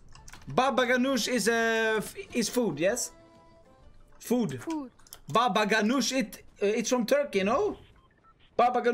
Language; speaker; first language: English; non-native, fluent; Swedish